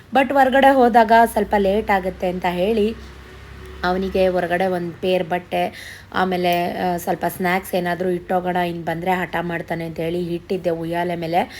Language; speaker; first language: Kannada; native; Kannada